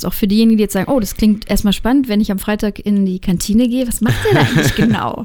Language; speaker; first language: German; native; German